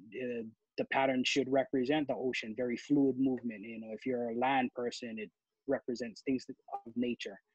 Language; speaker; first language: English; native; English